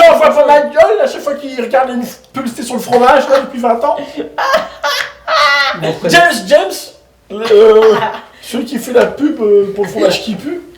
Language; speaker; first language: French; native; French